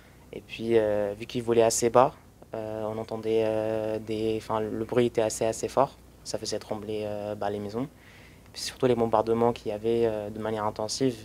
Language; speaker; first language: French; early bilingual, other home language; Arabic